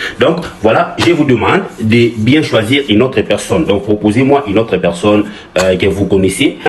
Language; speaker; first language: French; non-native, local second language; Lingala